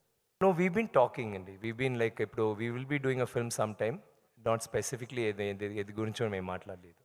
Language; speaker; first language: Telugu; non-native, learner; Tamil